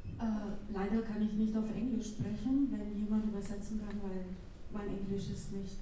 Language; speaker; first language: German; non-native, fluent; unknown